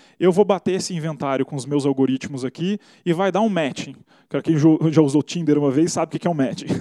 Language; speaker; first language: Portuguese; native; Portuguese